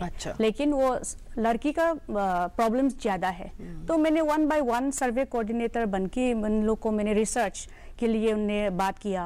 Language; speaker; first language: Hindi; non-native, local second language; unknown